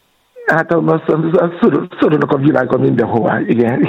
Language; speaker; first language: Hungarian; non-native, fluent; Yoruba